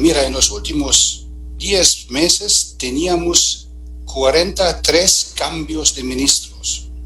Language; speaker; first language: Spanish; non-native, fluent; German